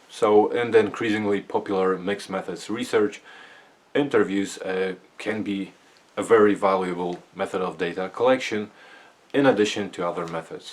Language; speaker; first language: English; non-native, fluent; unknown